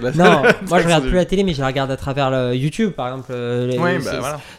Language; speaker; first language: French; native; French